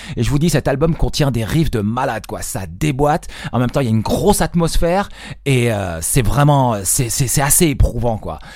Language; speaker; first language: French; native; French